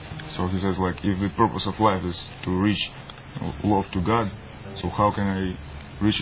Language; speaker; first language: English; non-native, learner; Russian